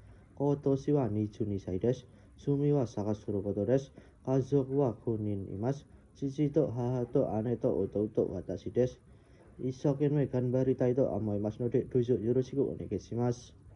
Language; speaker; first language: Japanese; non-native, learner; Indonesian